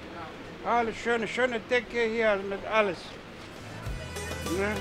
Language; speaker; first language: German; non-native, learner; Greek